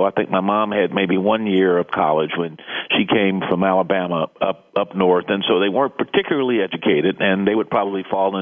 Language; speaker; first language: English; native; English